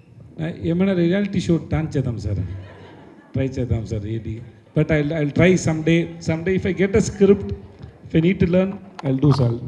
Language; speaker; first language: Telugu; non-native, learner; Tamil